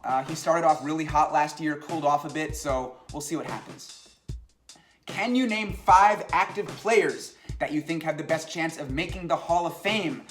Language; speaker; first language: English; native; English